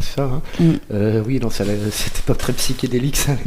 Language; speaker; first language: French; native; French